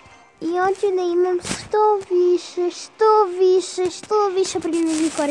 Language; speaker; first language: Serbian; native; Serbian